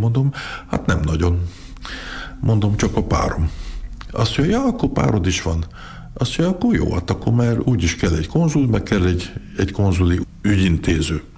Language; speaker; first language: Hungarian; early bilingual, heritage; Hungarian